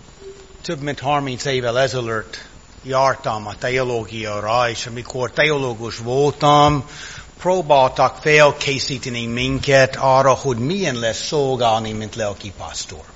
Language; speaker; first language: Hungarian; non-native, fluent; English